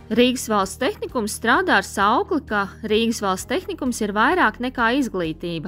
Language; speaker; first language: Latvian; native; Latvian